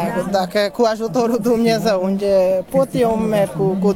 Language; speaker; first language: Romanian; non-native, learner; Hungarian